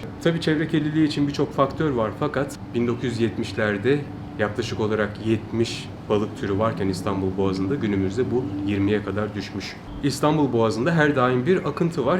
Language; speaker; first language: Turkish; native; Turkish